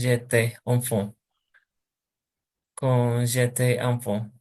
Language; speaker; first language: French; non-native, learner; Portuguese